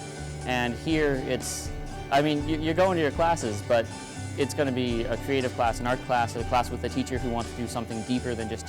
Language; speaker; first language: English; native; English